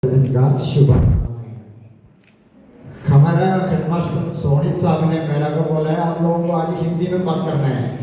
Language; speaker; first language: Hindi; non-native, local second language; Malayalam